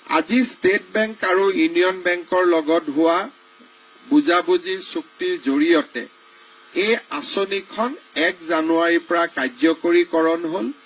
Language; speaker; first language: Assamese; native; Assamese